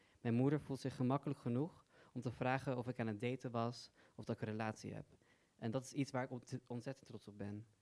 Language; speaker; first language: Dutch; early bilingual, other home language; Persian